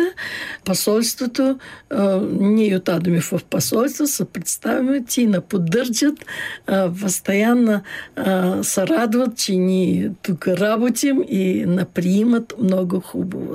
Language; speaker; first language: Bulgarian; early bilingual, heritage; Bulgarian